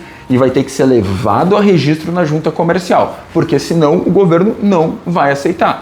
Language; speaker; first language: Portuguese; native; Portuguese